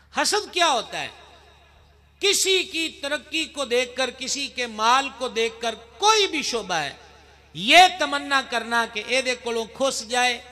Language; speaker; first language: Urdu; non-native, local second language; Punjabi